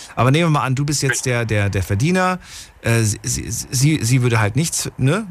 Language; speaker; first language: German; non-native, fluent; Slovak